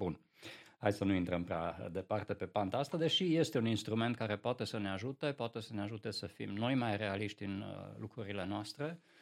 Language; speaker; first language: Romanian; non-native, local second language; Hungarian